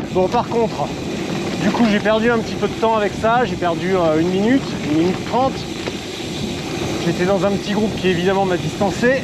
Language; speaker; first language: French; native; French